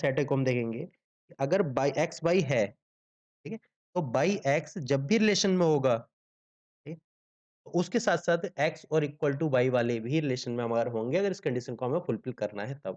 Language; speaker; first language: Hindi; native; Hindi